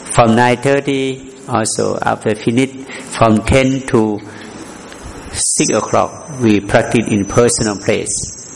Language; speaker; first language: English; non-native, learner; Thai